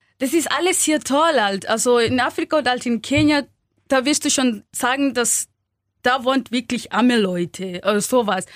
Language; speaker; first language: German; non-native, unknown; Swahili